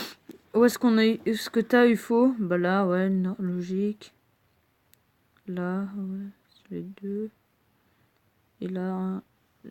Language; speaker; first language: French; native; French